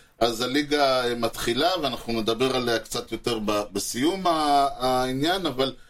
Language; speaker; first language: Hebrew; native; Hebrew